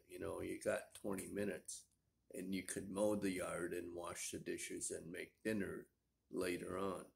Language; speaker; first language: English; native; English